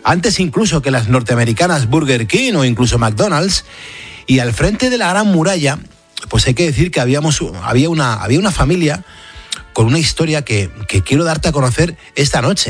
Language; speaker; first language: Spanish; native; Spanish